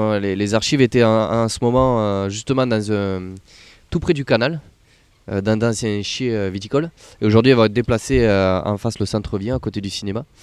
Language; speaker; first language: French; native; French